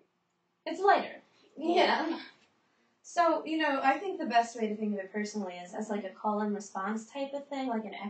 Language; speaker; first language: English; native; English